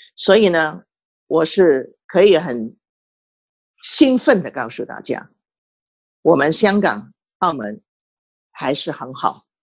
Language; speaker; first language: Chinese; non-native, local second language; Cantonese